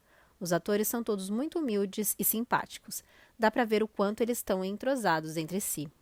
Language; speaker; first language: Portuguese; native; Portuguese